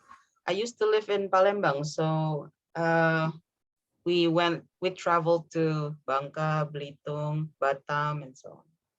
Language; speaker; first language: English; non-native, fluent; Indonesian